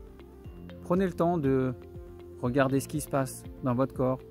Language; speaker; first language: French; native; French